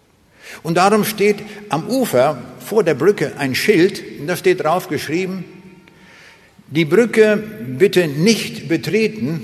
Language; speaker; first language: German; native; German